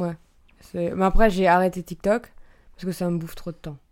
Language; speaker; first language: French; native; French